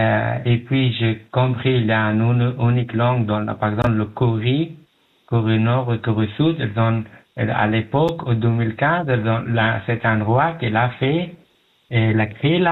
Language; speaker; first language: French; non-native, learner; Pashto